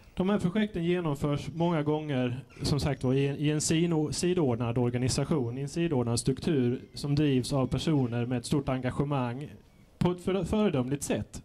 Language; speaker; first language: Swedish; native; Swedish